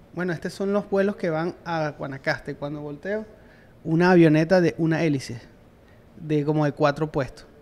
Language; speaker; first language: Spanish; native; Spanish